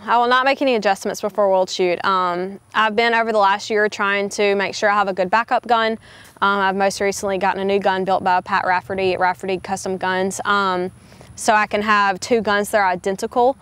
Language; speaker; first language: English; native; English